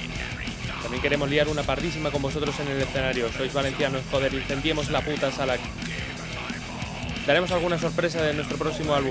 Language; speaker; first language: Spanish; native; Spanish